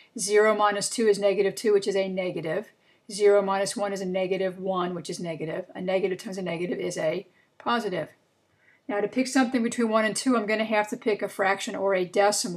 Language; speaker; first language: English; native; English